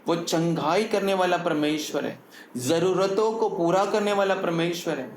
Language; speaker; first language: Hindi; non-native, local second language; Tamil